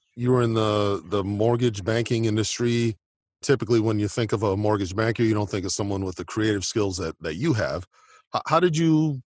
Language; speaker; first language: English; native; English